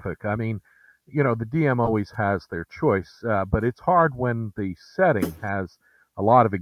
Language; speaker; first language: English; native; English